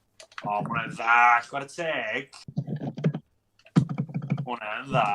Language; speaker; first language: Welsh; native; Welsh